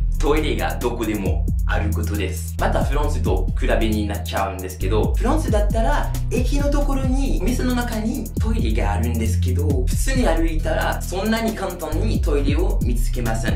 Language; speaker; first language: Japanese; non-native, fluent; French